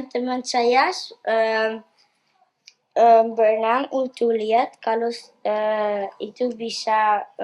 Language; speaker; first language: Indonesian; early bilingual, heritage; Dutch